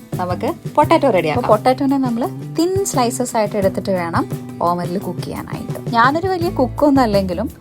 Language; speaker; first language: Malayalam; native; Malayalam